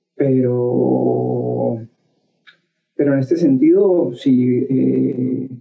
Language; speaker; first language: Spanish; native; Spanish